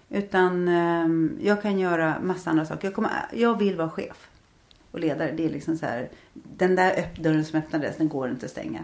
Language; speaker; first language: Swedish; native; Swedish